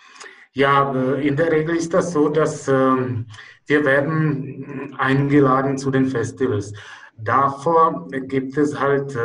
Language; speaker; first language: German; non-native, fluent; Czech